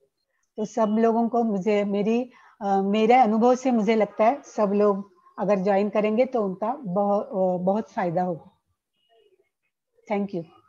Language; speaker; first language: Hindi; non-native, local second language; Marathi